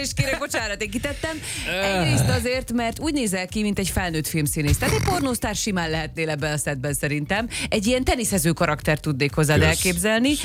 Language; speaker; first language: Hungarian; native; Hungarian